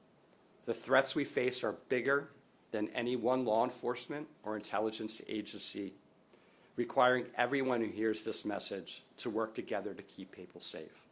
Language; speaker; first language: English; native; English